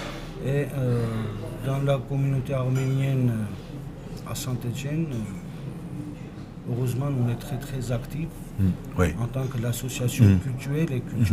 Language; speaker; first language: French; non-native, fluent; Armenian